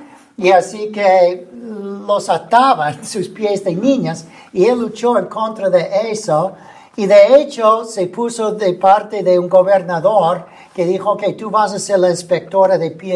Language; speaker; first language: Spanish; non-native, fluent; English